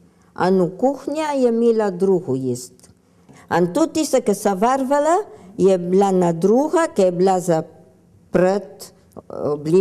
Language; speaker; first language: Slovenian; early bilingual, heritage; Slovenian